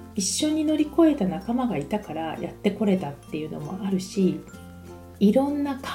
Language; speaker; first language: Japanese; native; Japanese